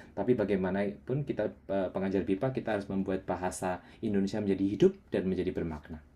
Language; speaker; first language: Indonesian; non-native, local second language; Javanese